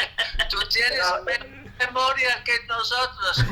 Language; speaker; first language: Spanish; non-native, fluent; English